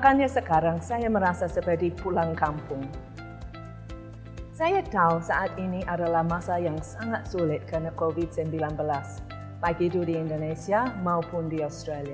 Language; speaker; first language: Indonesian; non-native, fluent; English